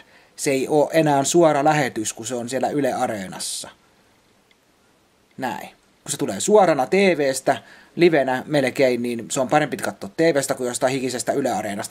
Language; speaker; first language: Finnish; native; Finnish